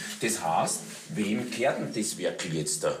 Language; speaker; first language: German; native; German